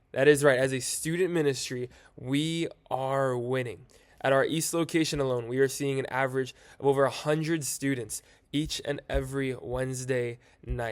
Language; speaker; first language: English; native; English